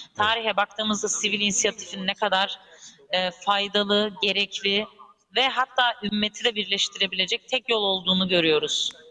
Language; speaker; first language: Turkish; early bilingual, heritage; Turkish